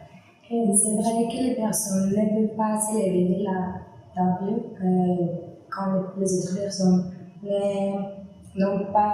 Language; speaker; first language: French; non-native, learner; Spanish